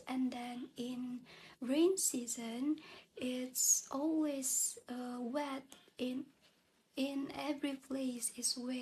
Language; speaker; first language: English; non-native, learner; Indonesian